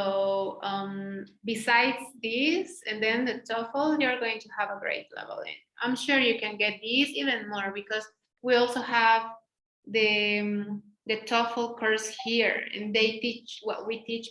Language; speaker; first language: English; non-native, fluent; Spanish